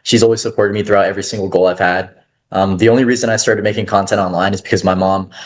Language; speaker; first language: English; early bilingual, other home language; Kazakh